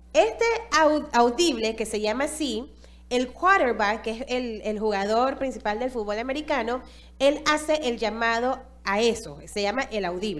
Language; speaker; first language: Spanish; non-native, fluent; English